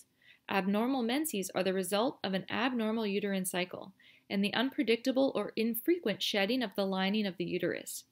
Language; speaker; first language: English; native; English